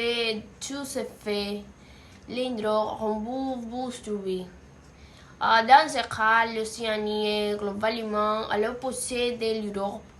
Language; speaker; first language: French; non-native, learner; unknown